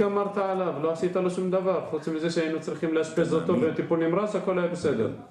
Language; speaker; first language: Hebrew; native; Hebrew